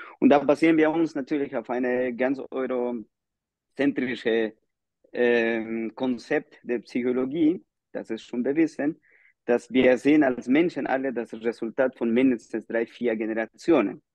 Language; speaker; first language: German; non-native, fluent; Spanish